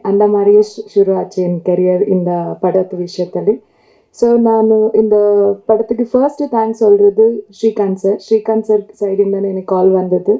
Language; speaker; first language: Tamil; non-native, local second language; Kannada